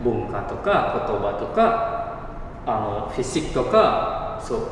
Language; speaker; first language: Japanese; non-native, learner; Indonesian